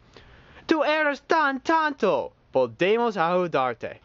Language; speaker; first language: Spanish; non-native, learner; English